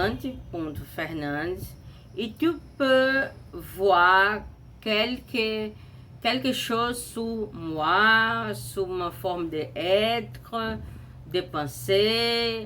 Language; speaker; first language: French; non-native, learner; Portuguese